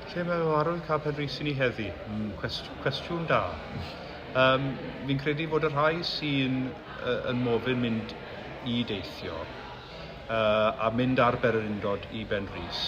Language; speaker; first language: Welsh; native; Welsh